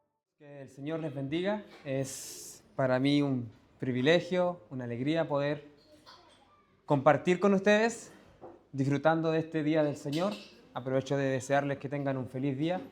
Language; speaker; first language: Spanish; native; Spanish